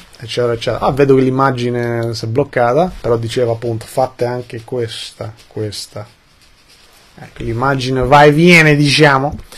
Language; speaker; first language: Italian; early bilingual, other home language; Albanian